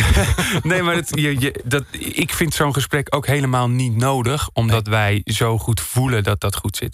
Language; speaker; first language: Dutch; native; Dutch